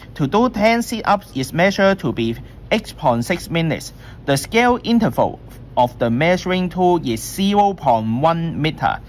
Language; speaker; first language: English; non-native, local second language; Chinese